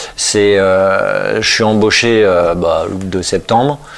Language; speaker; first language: French; native; French